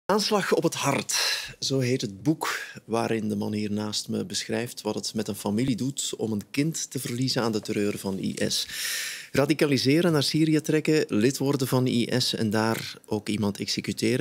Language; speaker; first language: Dutch; native; Dutch